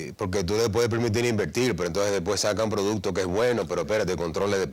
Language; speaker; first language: Spanish; native; Spanish